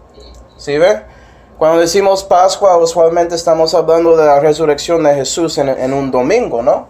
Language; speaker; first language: Spanish; non-native, fluent; English